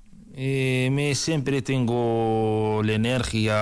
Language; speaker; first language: Spanish; non-native, learner; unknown